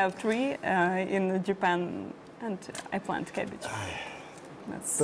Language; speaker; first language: English; non-native, learner; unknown